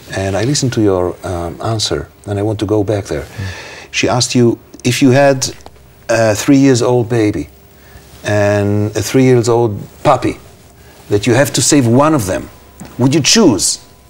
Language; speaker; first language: English; non-native, fluent; Hebrew